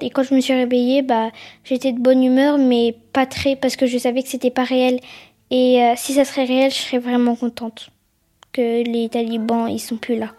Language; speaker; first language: French; early bilingual, other home language; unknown